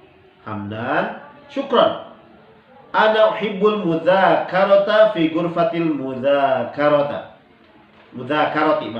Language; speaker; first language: Arabic; non-native, fluent; Indonesian